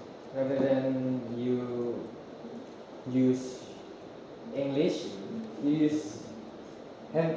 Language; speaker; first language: English; non-native, learner; Indonesian